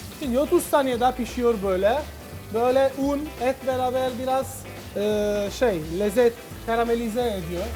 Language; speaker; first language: Turkish; non-native, learner; Italian